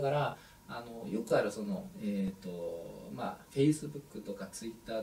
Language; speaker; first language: Japanese; native; Japanese